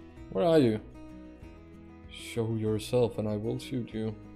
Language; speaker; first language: English; non-native, fluent; Danish